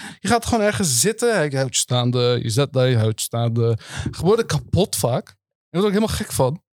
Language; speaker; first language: Dutch; early bilingual, other home language; Turkish